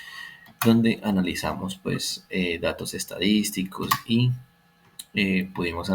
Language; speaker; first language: Spanish; native; Spanish